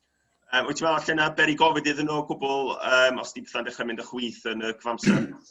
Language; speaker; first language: Welsh; native; Welsh